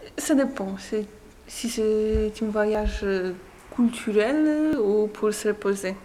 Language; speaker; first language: French; non-native, learner; Polish